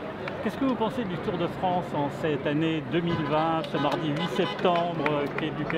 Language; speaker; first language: French; native; French